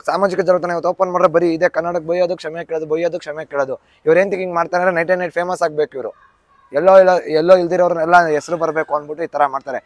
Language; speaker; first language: Kannada; native; Kannada